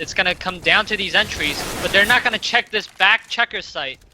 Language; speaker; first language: English; native; English